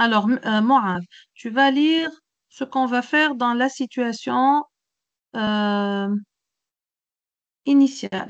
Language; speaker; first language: French; non-native, local second language; Arabic